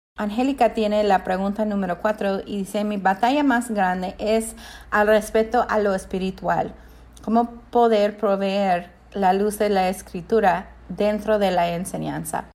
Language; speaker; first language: Spanish; non-native, fluent; English